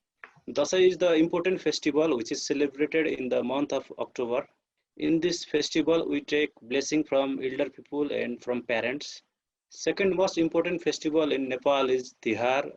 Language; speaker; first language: English; non-native, fluent; Nepali